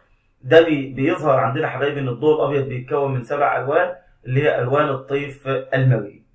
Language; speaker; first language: Arabic; native; Arabic